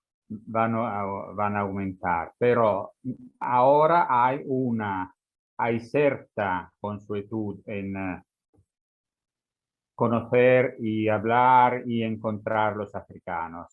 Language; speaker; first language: Spanish; non-native, fluent; Italian